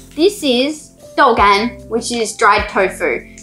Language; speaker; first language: English; native; English